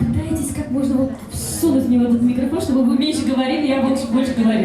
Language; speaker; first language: Russian; non-native, local second language; Uzbek